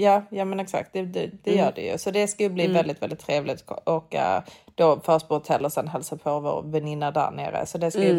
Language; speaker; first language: Swedish; native; Swedish